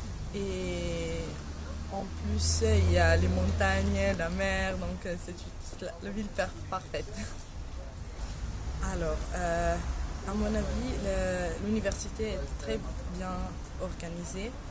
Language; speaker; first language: French; non-native, learner; Italian